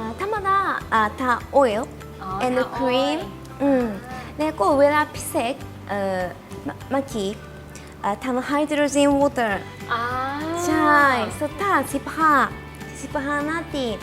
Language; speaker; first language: Thai; non-native, learner; Japanese